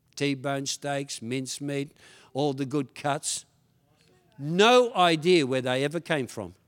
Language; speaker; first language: English; early bilingual, other home language; Dutch